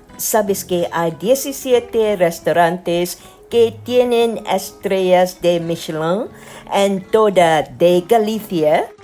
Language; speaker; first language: Spanish; non-native, learner; Malay